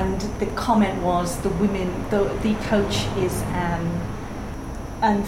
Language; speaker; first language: English; native; English